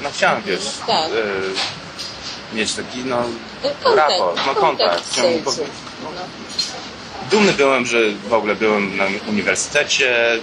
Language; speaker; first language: Polish; early bilingual, heritage; Polish